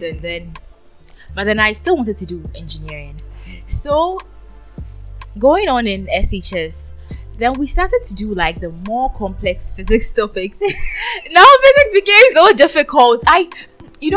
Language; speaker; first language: English; non-native, local second language; Akan